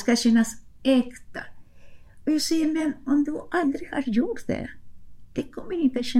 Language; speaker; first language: Swedish; non-native, fluent; Spanish